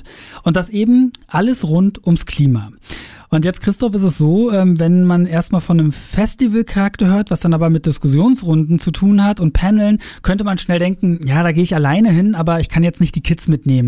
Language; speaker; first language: German; native; German